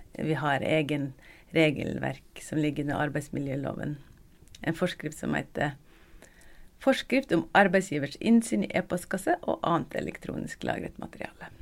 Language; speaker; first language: Norwegian; native; Norwegian